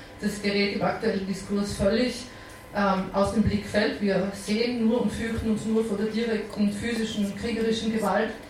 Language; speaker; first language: German; native; German